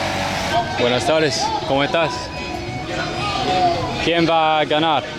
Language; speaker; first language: Spanish; non-native, learner; English